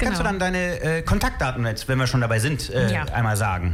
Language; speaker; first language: German; early bilingual, other home language; Italian